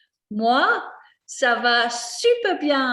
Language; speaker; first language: French; non-native, fluent; English